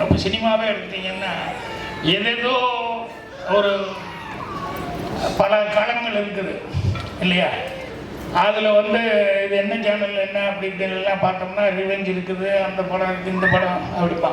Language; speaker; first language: Tamil; native; Tamil